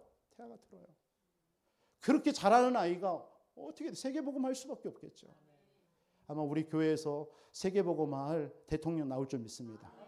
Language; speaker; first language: Korean; native; Korean